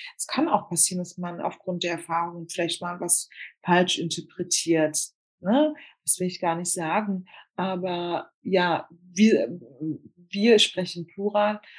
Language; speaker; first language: German; early bilingual, other home language; Turkish